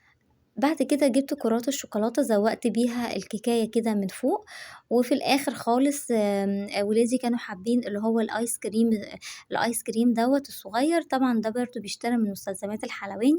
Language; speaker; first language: Arabic; native; Arabic